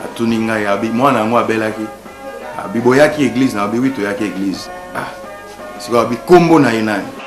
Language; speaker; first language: Lingala; native; Lingala